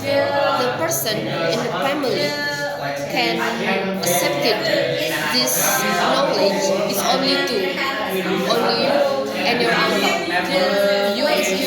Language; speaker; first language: English; non-native, learner; Indonesian